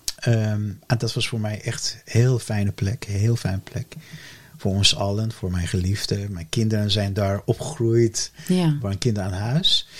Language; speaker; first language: Dutch; non-native, fluent; Persian